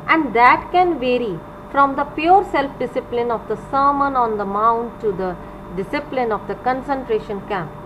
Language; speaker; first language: English; non-native, local second language; Punjabi